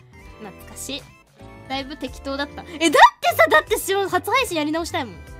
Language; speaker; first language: Japanese; native; Japanese